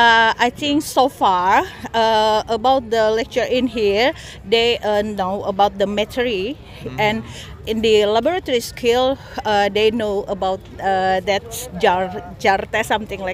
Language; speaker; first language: English; non-native, learner; Indonesian